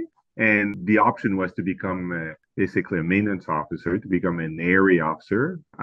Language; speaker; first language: English; non-native, fluent; French